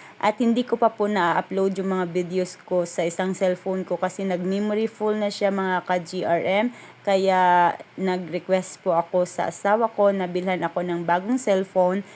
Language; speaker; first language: Filipino; non-native, local second language; Cebuano